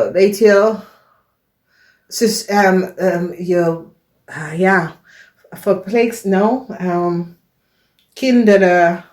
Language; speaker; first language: Dutch; non-native, learner; English